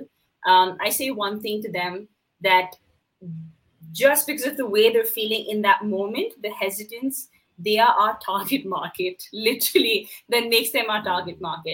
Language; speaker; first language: English; non-native, local second language; Hindi